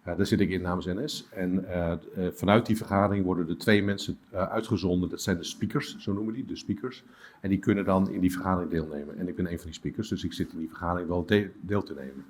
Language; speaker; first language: Dutch; native; Dutch